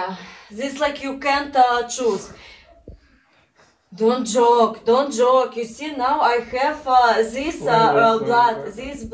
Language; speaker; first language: English; non-native, learner; Russian